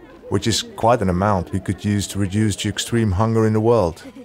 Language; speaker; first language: English; non-native, fluent; Dutch